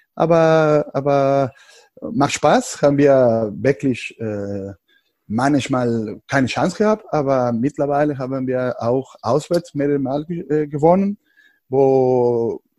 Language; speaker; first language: German; non-native, learner; Spanish